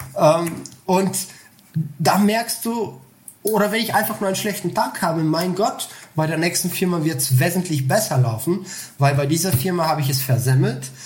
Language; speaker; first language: German; non-native, fluent; Bulgarian